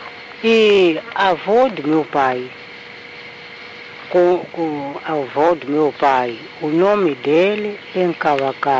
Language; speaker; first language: Portuguese; non-native, local second language; Tsonga